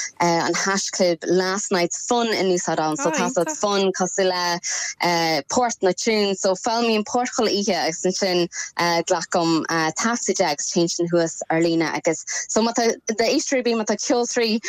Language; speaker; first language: Irish; non-native, local second language; English